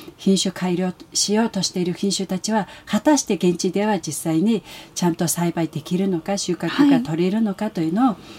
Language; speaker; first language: Japanese; non-native, fluent; Mongolian